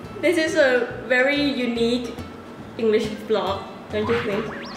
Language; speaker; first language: English; non-native, fluent; Thai